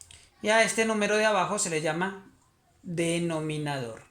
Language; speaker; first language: Spanish; native; Spanish